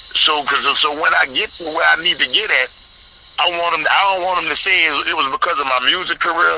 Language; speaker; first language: English; native; English